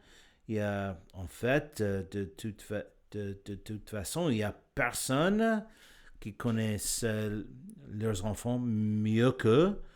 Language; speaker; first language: French; non-native, learner; English